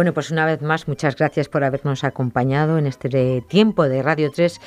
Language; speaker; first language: Spanish; native; Spanish